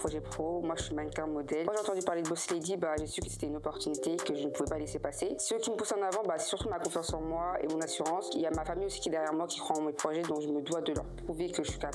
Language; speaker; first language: French; native; French